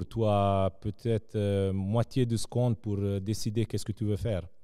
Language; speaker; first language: French; non-native, local second language; Serbian